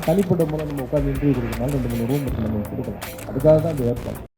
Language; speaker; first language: Tamil; native; Tamil